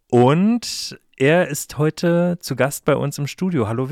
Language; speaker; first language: German; native; German